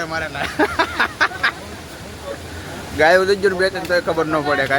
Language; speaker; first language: Gujarati; native; Gujarati